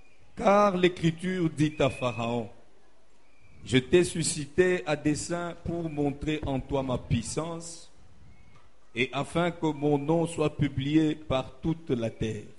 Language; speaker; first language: French; non-native, local second language; Lingala